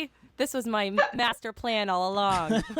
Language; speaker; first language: English; native; English